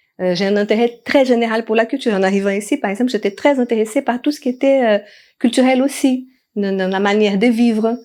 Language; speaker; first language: French; non-native, fluent; Portuguese